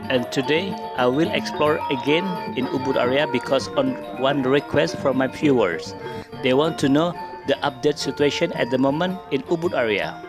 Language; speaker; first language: English; non-native, learner; Indonesian